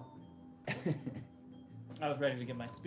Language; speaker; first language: English; native; English